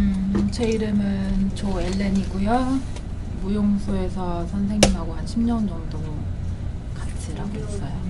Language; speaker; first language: Korean; early bilingual, other home language; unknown